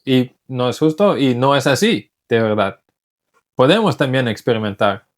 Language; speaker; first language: Spanish; non-native, fluent; English